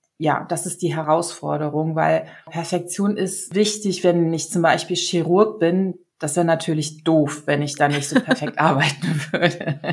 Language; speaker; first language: German; early bilingual, other home language; Serbian